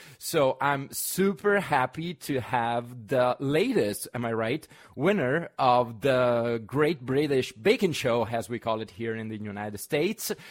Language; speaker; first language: English; non-native, fluent; Italian